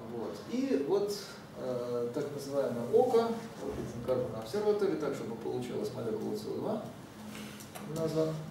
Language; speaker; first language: Russian; native; Russian